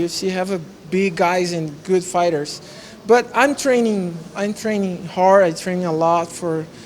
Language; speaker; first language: English; non-native, learner; Portuguese